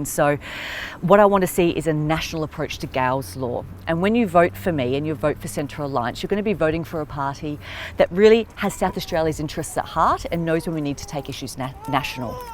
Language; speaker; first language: English; native; English